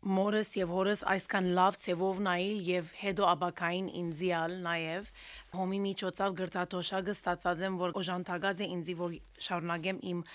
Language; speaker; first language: Armenian; native; Armenian